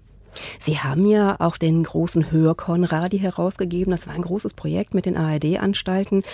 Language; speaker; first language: German; native; German